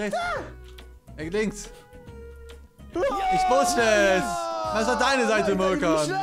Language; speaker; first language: German; native; German